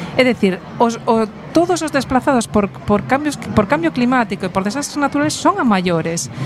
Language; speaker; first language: Galician; non-native, local second language; Spanish